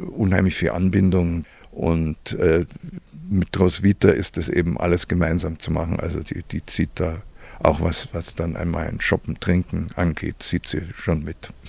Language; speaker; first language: German; native; German